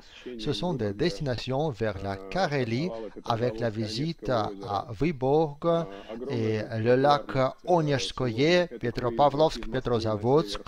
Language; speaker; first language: French; non-native, fluent; Russian